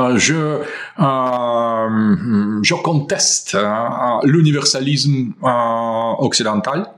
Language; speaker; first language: French; non-native, fluent; Russian